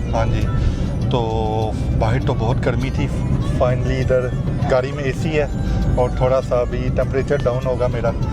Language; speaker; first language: Urdu; native; Urdu